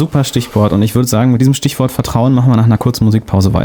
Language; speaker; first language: German; native; German